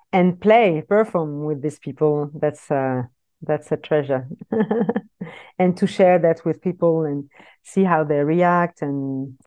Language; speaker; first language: English; non-native, fluent; French